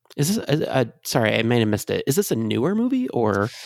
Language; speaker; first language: English; native; English